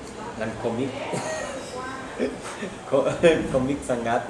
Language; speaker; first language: Indonesian; non-native, learner; English